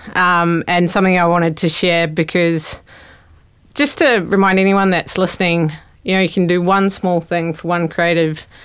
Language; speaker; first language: English; native; English